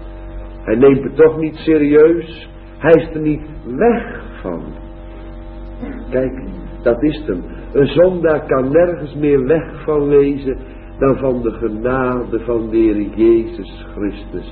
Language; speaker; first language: Dutch; native; Dutch